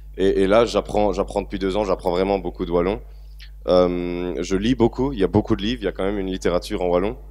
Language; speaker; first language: French; native; French